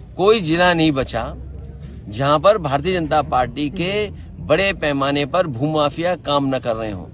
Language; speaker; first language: Hindi; native; Hindi